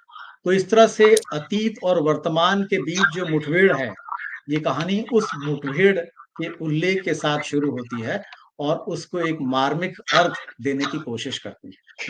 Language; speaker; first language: Hindi; native; Hindi